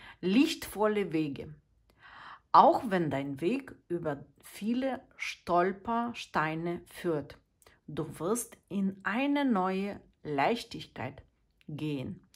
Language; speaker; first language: German; non-native, fluent; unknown